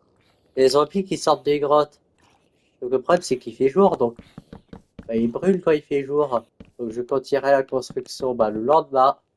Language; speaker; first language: French; native; French